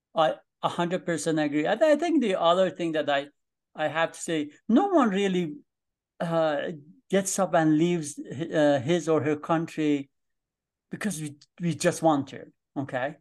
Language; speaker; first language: English; non-native, fluent; Persian